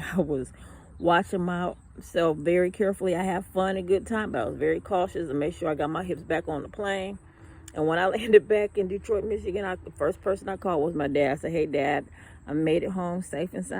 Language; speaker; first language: English; native; English